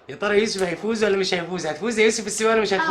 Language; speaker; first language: Arabic; native; Arabic